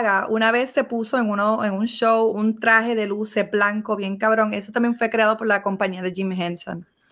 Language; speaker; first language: Spanish; native; Spanish